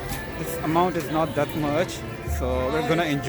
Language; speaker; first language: English; non-native, fluent; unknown